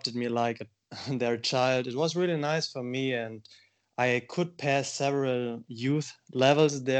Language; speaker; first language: English; non-native, fluent; German